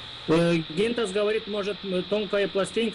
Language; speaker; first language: Russian; non-native, local second language; Lithuanian